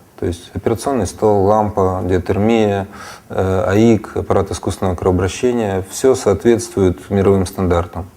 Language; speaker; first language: Russian; native; Russian